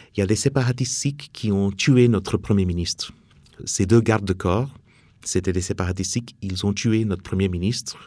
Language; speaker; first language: French; non-native, fluent; English